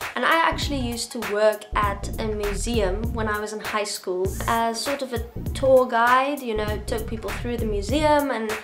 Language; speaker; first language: English; non-native, local second language; Afrikaans